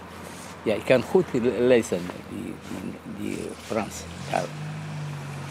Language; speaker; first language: Dutch; non-native, learner; Somali